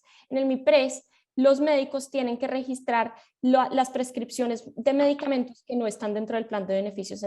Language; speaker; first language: Spanish; native; Spanish